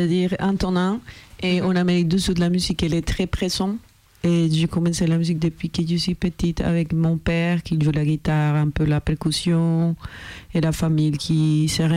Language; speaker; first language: French; non-native, fluent; Spanish